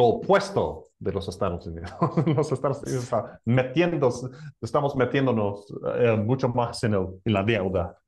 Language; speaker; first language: Spanish; non-native, learner; English